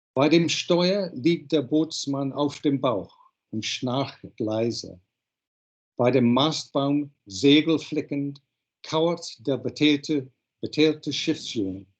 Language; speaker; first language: German; non-native, fluent; English